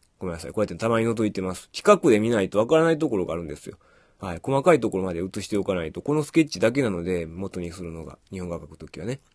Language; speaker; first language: Japanese; native; Japanese